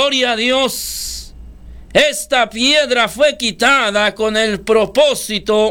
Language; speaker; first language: Spanish; native; Spanish